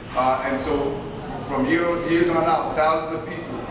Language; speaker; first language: English; early bilingual, other home language; Spanish